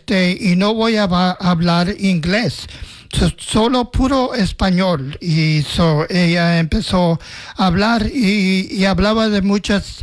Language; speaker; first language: Spanish; early bilingual, heritage; Spanish